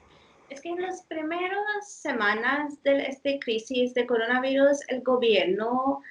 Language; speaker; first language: Spanish; non-native, fluent; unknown